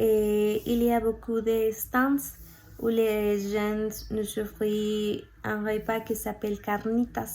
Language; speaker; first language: French; non-native, learner; Spanish